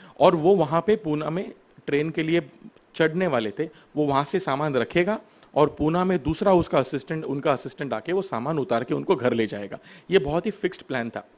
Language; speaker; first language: Hindi; non-native, local second language; Marathi